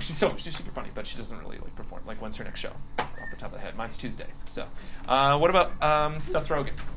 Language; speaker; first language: English; native; English